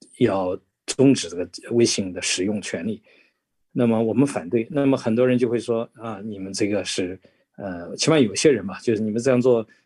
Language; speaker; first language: Chinese; native; Chinese